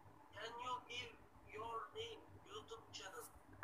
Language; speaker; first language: English; non-native, learner; Turkish